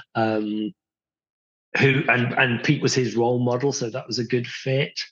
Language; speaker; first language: English; native; English